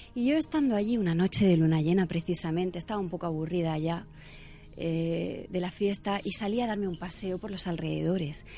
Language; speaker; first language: Spanish; native; Spanish